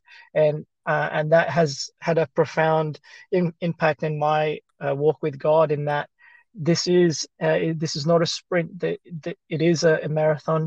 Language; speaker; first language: English; early bilingual, other home language; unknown